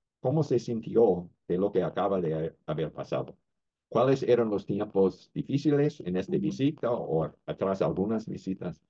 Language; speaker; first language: Spanish; non-native, fluent; English